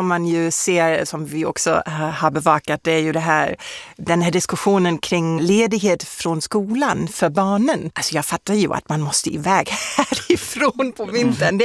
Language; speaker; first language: Swedish; non-native, fluent; German